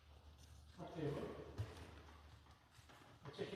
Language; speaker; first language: Dutch; native; Dutch